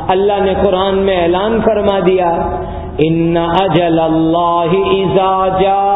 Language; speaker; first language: Urdu; non-native, local second language; Gujarati